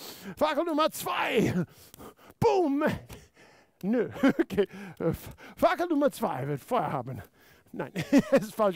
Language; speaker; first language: German; non-native, fluent; English